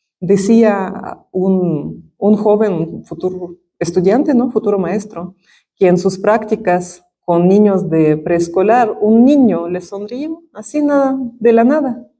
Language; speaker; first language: Spanish; non-native, fluent; Russian